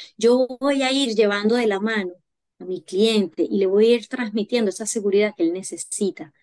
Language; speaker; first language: Spanish; native; Spanish